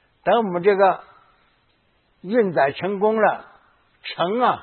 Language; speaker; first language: Chinese; native; Chinese